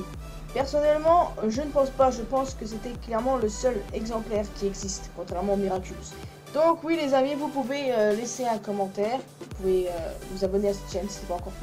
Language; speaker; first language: French; native; French